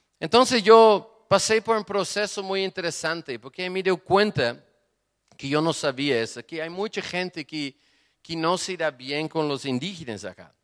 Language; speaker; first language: Spanish; non-native, fluent; Portuguese